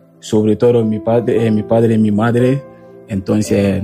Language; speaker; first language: Spanish; non-native, learner; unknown